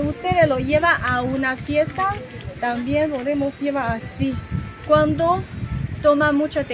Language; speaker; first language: Spanish; non-native, learner; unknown